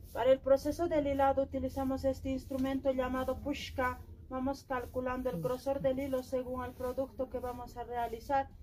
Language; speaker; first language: Spanish; non-native, local second language; Quechua